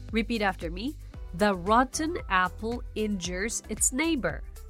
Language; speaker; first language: English; non-native, fluent; Japanese